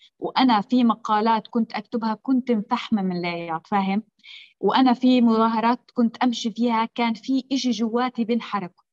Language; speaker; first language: Arabic; native; Arabic